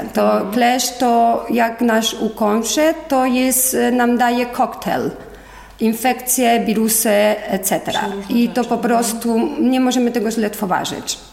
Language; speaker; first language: Polish; non-native, learner; Spanish